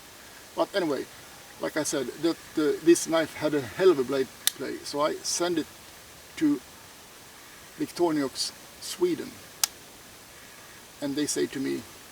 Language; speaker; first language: English; non-native, fluent; Swedish